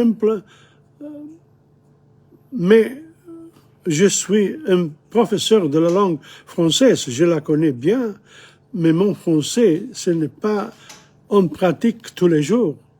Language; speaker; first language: French; non-native, fluent; English